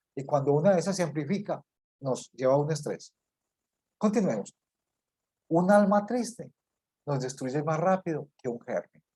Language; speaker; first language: Spanish; native; Spanish